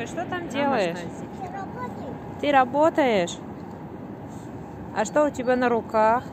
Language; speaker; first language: Russian; non-native, local second language; Tajik